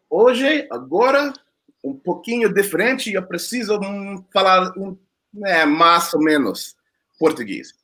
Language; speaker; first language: Portuguese; non-native, learner; English